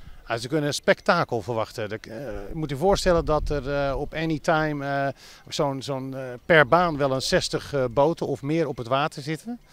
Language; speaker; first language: Dutch; native; Dutch